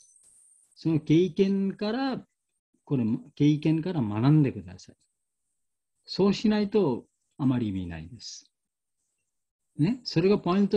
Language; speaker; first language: Japanese; non-native, learner; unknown